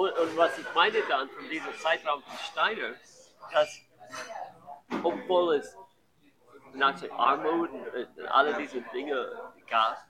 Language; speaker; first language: German; non-native, learner; English